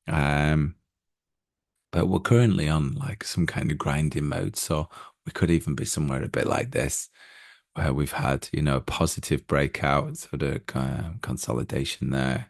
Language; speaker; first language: English; native; English